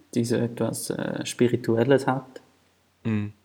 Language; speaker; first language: German; native; German